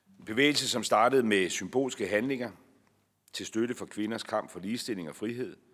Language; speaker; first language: Danish; native; Danish